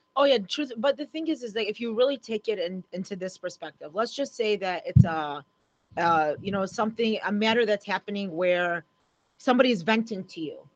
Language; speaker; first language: English; native; English